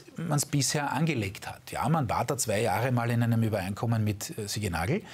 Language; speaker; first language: German; native; German